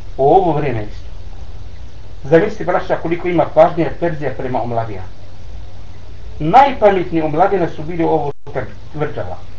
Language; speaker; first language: Bosnian; non-native, learner; Arabic